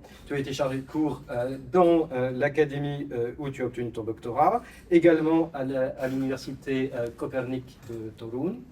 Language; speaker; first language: French; native; French